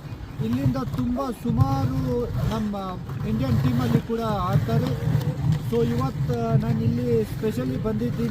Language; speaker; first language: Kannada; non-native, local second language; Ladakhi